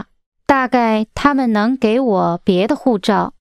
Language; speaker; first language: Chinese; non-native, learner; English